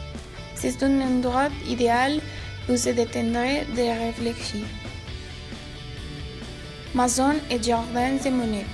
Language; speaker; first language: French; non-native, learner; Spanish